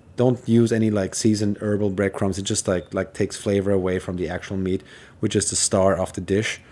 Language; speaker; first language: English; non-native, fluent; German